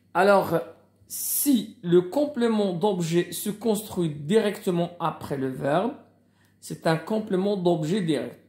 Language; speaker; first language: French; non-native, local second language; Arabic